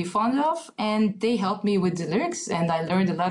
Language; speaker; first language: English; non-native, fluent; Hungarian